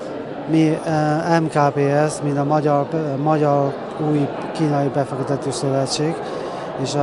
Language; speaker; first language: Hungarian; non-native, learner; Chinese